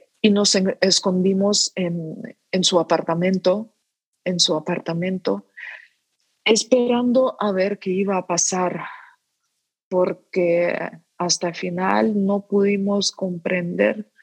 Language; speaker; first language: Spanish; non-native, fluent; Ukrainian